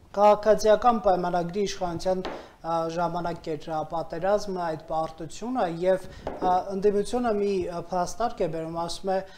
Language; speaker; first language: Armenian; native; Armenian